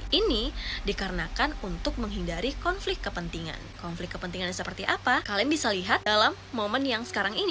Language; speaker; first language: Indonesian; native; Indonesian